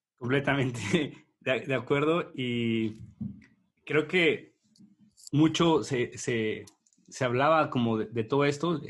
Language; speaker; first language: Spanish; native; Spanish